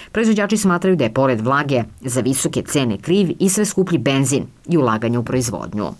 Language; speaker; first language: Serbian; native; Serbian